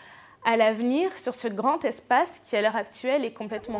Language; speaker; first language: French; native; French